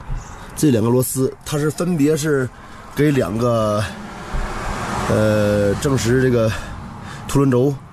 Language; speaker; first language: Chinese; native; Chinese